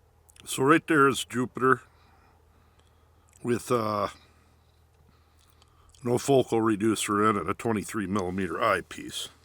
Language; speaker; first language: English; native; English